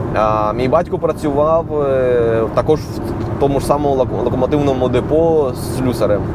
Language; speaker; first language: Ukrainian; non-native, local second language; Russian